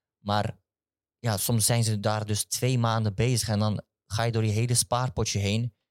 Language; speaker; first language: Dutch; early bilingual, other home language; Turkish